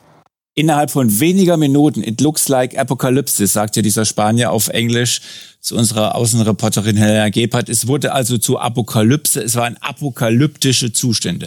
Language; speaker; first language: German; native; German